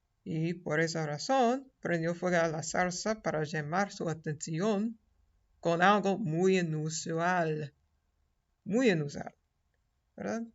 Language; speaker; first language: Spanish; non-native, fluent; English